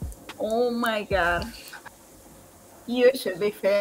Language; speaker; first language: English; non-native, fluent; Slovak